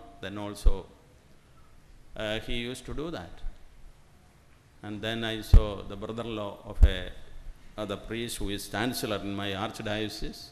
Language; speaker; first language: English; non-native, local second language; Malayalam